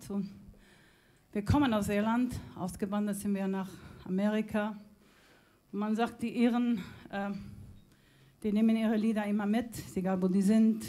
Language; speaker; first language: German; non-native, fluent; Spanish